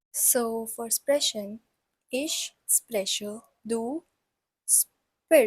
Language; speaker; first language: German; non-native, fluent; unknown